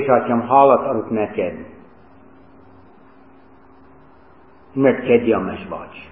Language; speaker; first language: Hungarian; non-native, fluent; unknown